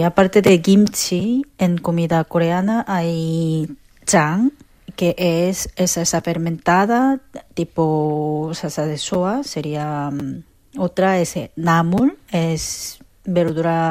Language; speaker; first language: Spanish; non-native, learner; Korean